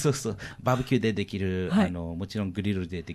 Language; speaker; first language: Japanese; non-native, learner; English